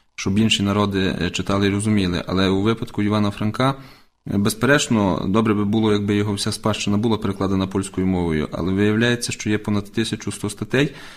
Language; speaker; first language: Ukrainian; native; Ukrainian